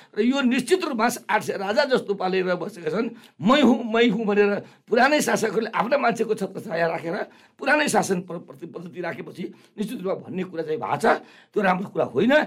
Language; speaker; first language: Nepali; non-native, local second language; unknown